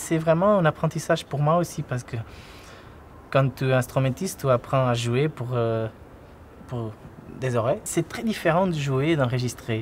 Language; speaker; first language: French; non-native, fluent; Portuguese